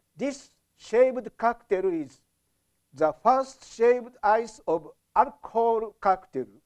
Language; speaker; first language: English; non-native, fluent; Japanese